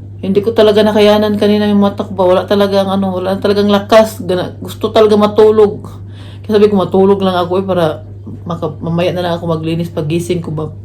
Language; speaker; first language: Filipino; non-native, local second language; Cebuano